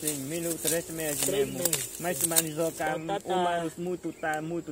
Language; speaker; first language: Portuguese; non-native, learner; Vietnamese